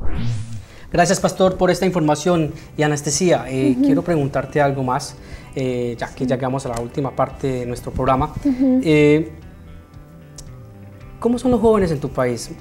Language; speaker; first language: Spanish; native; Spanish